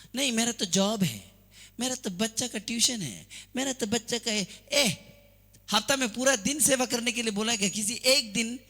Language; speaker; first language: Hindi; non-native, local second language; Assamese